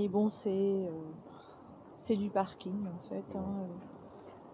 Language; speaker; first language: French; native; French